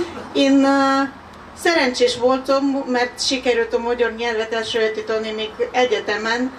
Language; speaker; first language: Hungarian; non-native, fluent; Ukrainian